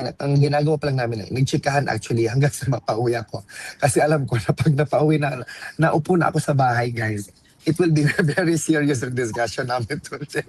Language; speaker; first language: Filipino; non-native, local second language; Cebuano